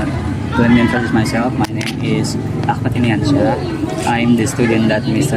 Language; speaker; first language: English; non-native, learner; Indonesian